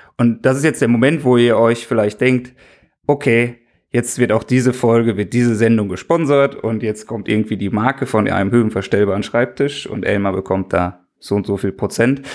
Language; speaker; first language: German; native; German